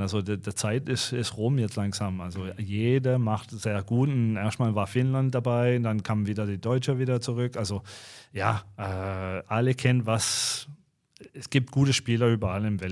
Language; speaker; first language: German; non-native, fluent; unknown